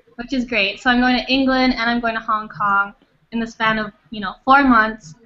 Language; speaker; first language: English; non-native, fluent; Thai